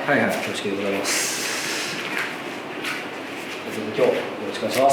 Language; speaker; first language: Japanese; native; Japanese